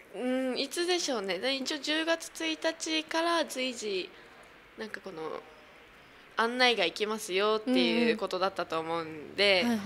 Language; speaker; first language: Japanese; native; Japanese